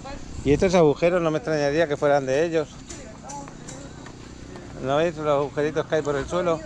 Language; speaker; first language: Spanish; native; Spanish